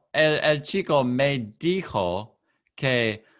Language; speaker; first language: Spanish; non-native, learner; English